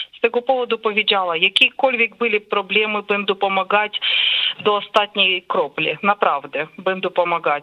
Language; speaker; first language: Polish; non-native, learner; Ukrainian